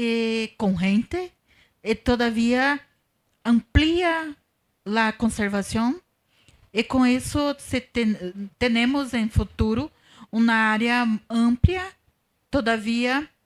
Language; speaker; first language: Spanish; non-native, learner; Portuguese